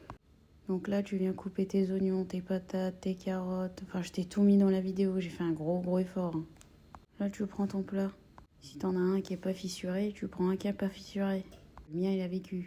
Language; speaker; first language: French; native; French